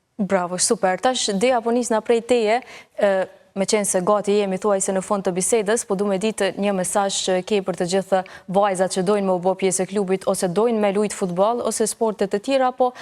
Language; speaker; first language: Albanian; native; Albanian